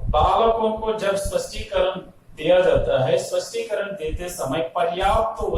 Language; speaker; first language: Hindi; non-native, local second language; Telugu